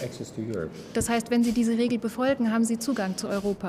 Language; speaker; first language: German; non-native, fluent; Dutch